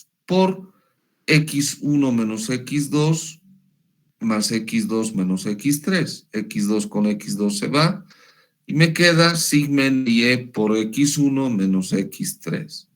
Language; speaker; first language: Spanish; native; Spanish